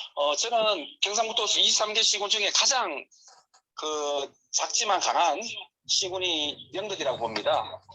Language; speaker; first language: Korean; native; Korean